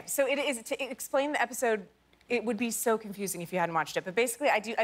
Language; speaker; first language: English; native; English